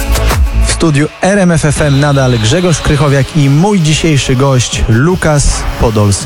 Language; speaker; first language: Polish; native; Polish